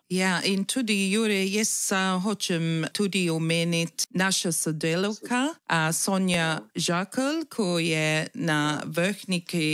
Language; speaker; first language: Slovenian; early bilingual, heritage; English